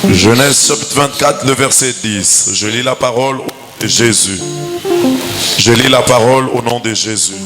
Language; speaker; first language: French; non-native, local second language; Lingala